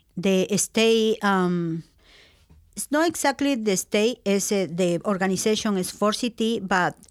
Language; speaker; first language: English; non-native, learner; Spanish